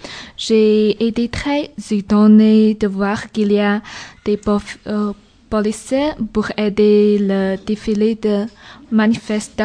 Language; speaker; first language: French; non-native, learner; Chinese